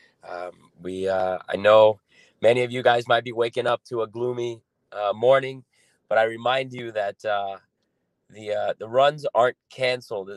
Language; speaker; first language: English; native; English